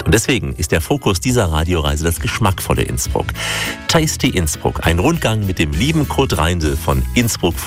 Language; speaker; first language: German; native; German